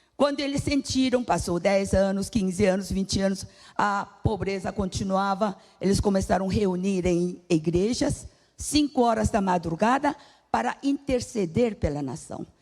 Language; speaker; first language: Portuguese; non-native, fluent; Korean